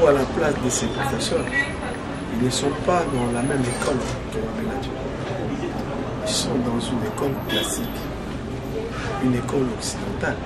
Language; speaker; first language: French; non-native, local second language; Kongo